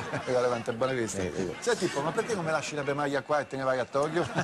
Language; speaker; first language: Italian; native; Italian